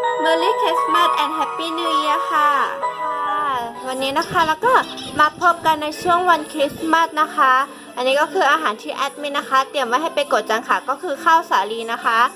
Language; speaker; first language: Thai; native; Thai